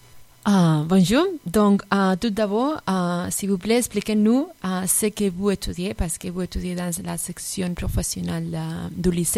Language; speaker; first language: French; non-native, fluent; Spanish